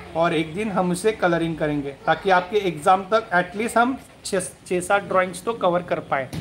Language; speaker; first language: Hindi; non-native, local second language; Marathi